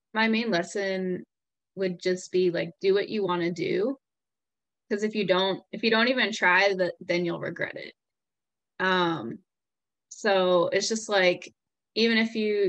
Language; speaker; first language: English; native; English